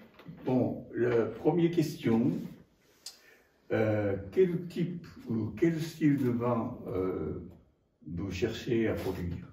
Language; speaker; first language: French; non-native, fluent; Japanese